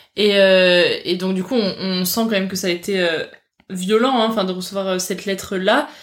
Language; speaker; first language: French; native; French